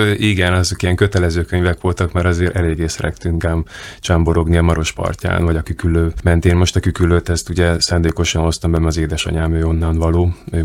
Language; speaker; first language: Hungarian; native; Hungarian